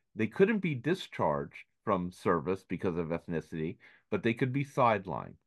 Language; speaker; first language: English; native; English